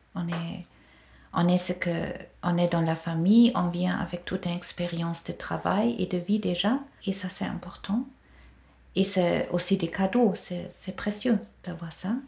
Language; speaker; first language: French; non-native, fluent; German